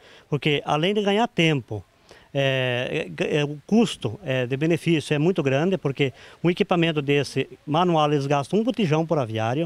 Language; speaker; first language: Portuguese; native; Portuguese